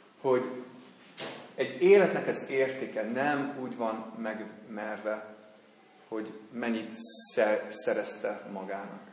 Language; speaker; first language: Hungarian; non-native, fluent; English